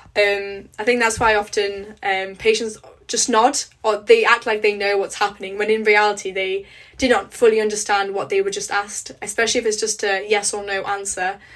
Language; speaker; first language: English; early bilingual, other home language; Polish